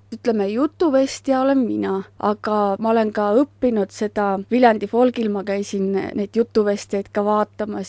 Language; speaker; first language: Estonian; native; Estonian